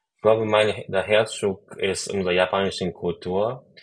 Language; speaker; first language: German; non-native, fluent; Japanese